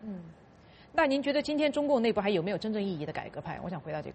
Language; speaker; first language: Chinese; native; Chinese